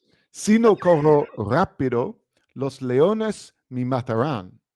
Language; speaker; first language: Spanish; non-native, learner; English